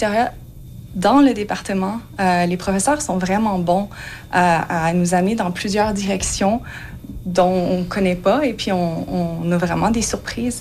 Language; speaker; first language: French; native; French